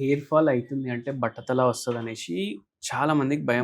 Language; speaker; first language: Telugu; native; Telugu